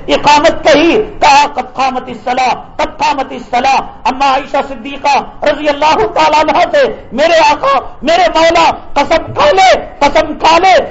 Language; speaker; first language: Urdu; native; Urdu